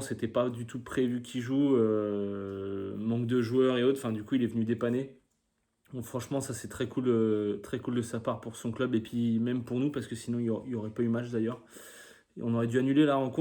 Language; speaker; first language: French; native; French